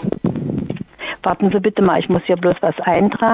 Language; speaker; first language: German; native; German